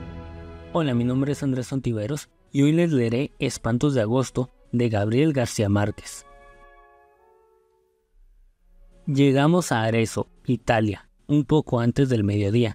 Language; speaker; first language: Spanish; native; Spanish